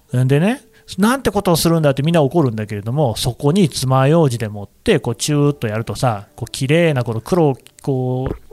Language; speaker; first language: Japanese; native; Japanese